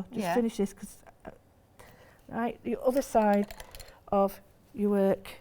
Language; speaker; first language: English; native; English